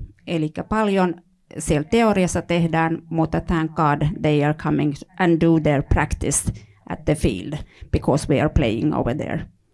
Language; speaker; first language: English; non-native, fluent; Finnish